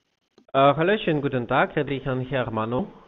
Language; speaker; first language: German; non-native, fluent; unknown